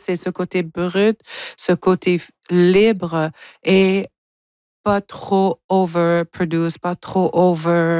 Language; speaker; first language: French; non-native, local second language; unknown